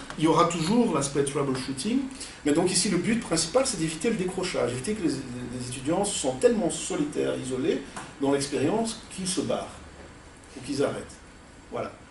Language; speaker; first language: French; non-native, fluent; Portuguese